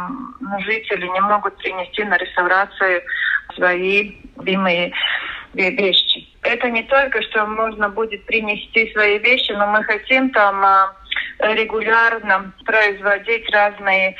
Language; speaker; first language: Russian; non-native, local second language; Latvian